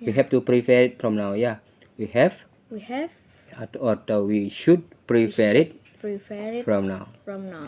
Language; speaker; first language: English; non-native, learner; Balinese